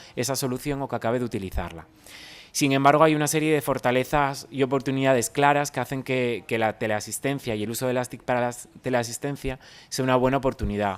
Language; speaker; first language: Spanish; native; Spanish